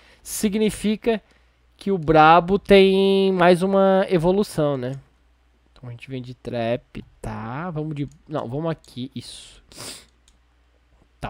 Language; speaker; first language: Portuguese; native; Portuguese